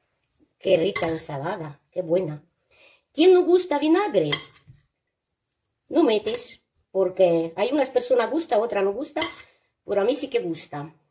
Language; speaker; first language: Spanish; non-native, learner; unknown